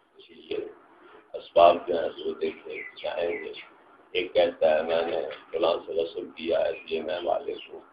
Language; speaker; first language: Urdu; non-native, local second language; Punjabi